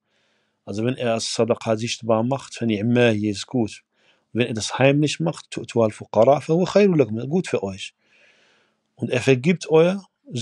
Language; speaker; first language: German; non-native, fluent; Arabic